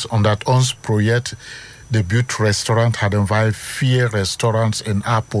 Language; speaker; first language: Dutch; non-native, learner; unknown